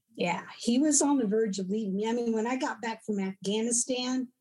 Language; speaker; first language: English; native; English